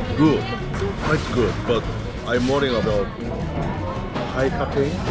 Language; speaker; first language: English; non-native, learner; Korean